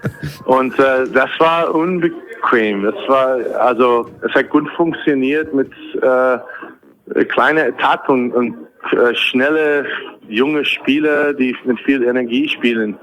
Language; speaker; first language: German; non-native, fluent; English